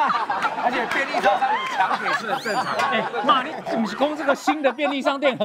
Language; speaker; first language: Chinese; native; Chinese